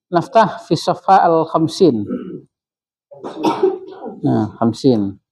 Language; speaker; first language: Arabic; non-native, fluent; Indonesian